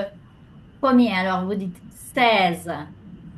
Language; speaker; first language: French; non-native, fluent; Spanish